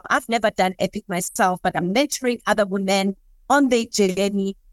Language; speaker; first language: English; non-native, local second language; Southern Sotho